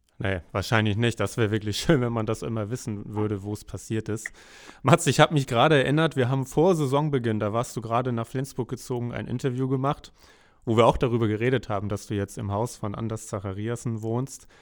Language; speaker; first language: German; native; German